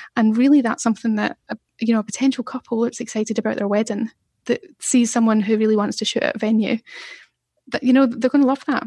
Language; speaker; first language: English; native; English